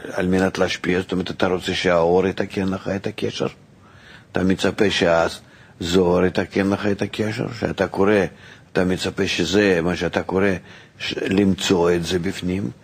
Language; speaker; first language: Hebrew; non-native, fluent; Russian